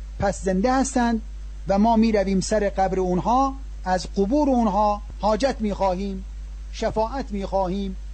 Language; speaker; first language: Persian; native; Persian